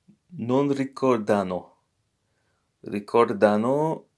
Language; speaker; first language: Italian; non-native, fluent; English